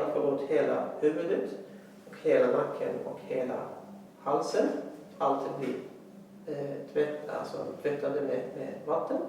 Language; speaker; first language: Swedish; non-native, fluent; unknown